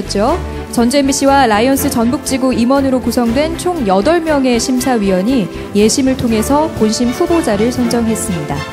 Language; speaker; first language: Korean; native; Korean